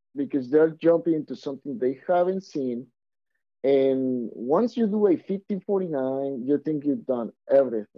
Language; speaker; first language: English; non-native, fluent; Spanish